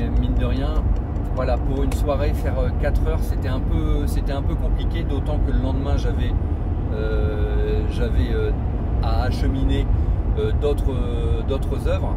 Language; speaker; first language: French; native; French